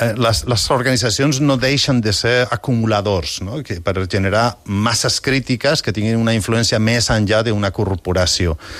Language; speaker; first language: Catalan; non-native, local second language; Spanish